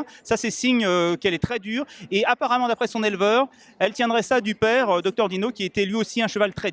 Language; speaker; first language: French; native; French